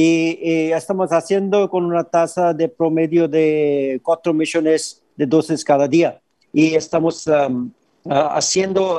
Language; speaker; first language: Spanish; non-native, fluent; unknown